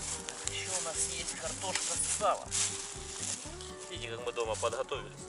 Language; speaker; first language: Russian; native; Russian